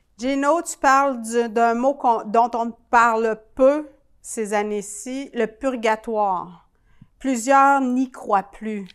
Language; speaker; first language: French; native; French